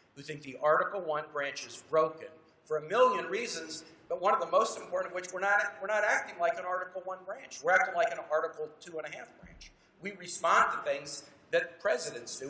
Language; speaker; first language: English; native; English